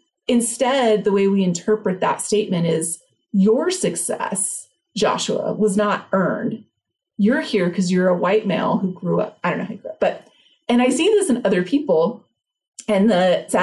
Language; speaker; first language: English; native; English